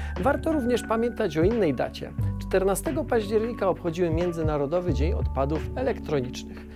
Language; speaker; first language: Polish; native; Polish